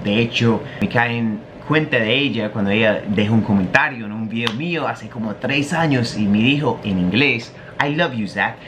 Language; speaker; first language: Spanish; non-native, fluent; English